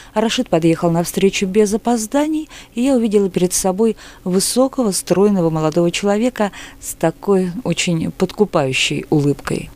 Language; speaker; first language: Russian; native; Russian